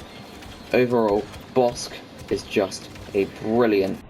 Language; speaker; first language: English; native; English